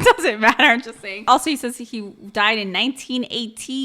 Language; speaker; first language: English; native; English